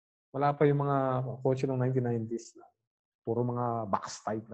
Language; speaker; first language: Filipino; native; Filipino